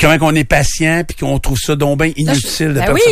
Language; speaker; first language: French; native; French